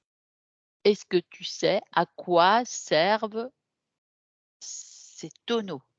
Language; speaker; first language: French; native; French